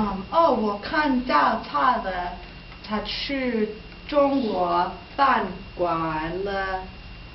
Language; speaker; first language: Chinese; non-native, learner; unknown